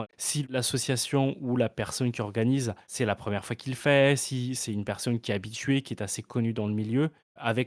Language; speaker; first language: French; native; French